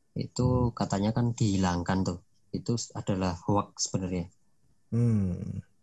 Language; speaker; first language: Indonesian; non-native, local second language; Javanese